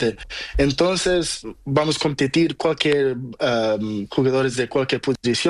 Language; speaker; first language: Spanish; non-native, learner; Portuguese